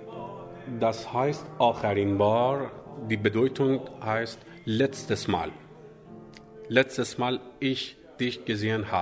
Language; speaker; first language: German; non-native, learner; Persian